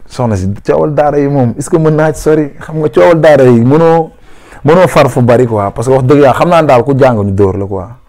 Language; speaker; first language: Wolof; native; Wolof